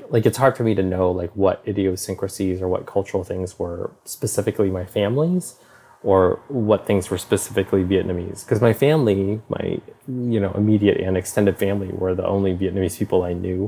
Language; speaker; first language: English; native; English